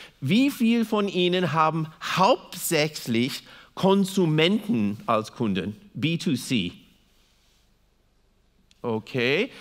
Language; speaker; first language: German; non-native, fluent; English